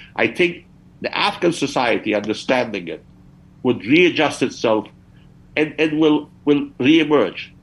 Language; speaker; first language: English; early bilingual, other home language; Persian